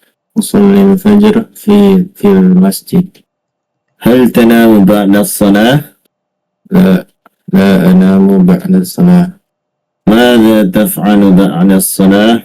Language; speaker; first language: Arabic; non-native, learner; Indonesian